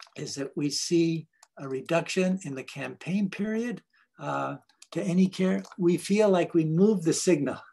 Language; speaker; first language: English; native; English